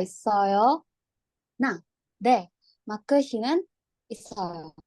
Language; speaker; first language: Korean; non-native, learner; Indonesian